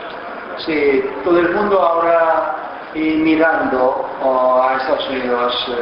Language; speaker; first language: Spanish; non-native, fluent; Korean